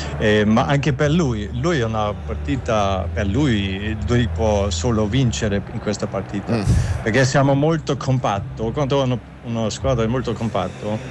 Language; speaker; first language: Italian; non-native, learner; German